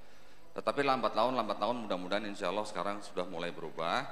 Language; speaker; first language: Indonesian; native; Indonesian